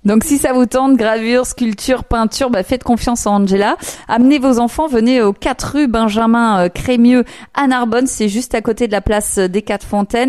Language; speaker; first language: French; native; French